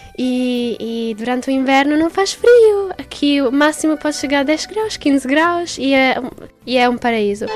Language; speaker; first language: Portuguese; non-native, learner; Italian